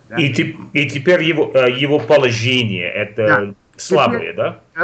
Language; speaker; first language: Russian; non-native, learner; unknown